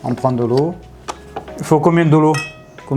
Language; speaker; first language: French; native; French